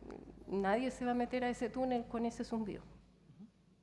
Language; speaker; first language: Spanish; native; Spanish